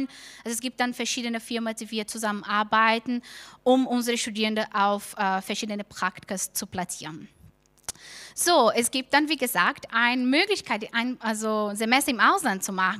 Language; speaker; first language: German; non-native, fluent; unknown